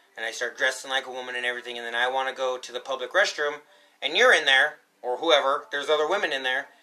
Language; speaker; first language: English; early bilingual, other home language; Spanish